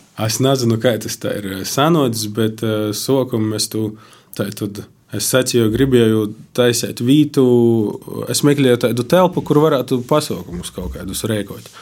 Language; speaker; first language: Latvian; native; Latvian